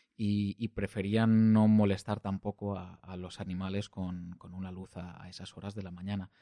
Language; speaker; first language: Spanish; non-native, local second language; Catalan